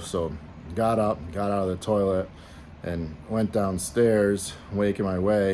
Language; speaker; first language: English; native; English